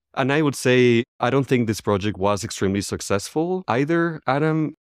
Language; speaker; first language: English; non-native, fluent; Spanish